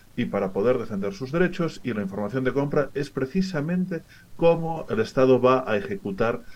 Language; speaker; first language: Spanish; native; Spanish